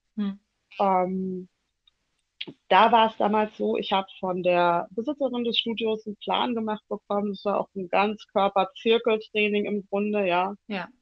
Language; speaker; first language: German; early bilingual, other home language; Italian